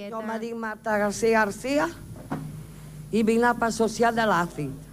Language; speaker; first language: Catalan; non-native, local second language; Spanish